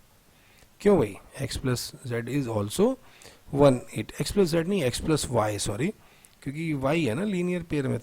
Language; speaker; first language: Hindi; native; Hindi